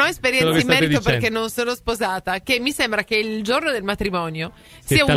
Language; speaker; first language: Italian; native; Italian